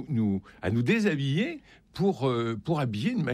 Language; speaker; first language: French; native; French